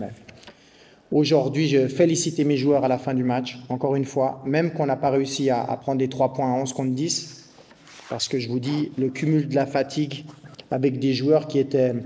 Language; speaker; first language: French; native; French